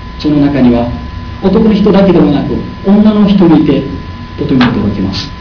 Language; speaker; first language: Japanese; non-native, learner; Uzbek